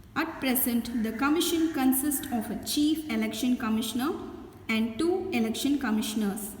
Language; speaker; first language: English; non-native, local second language; Tamil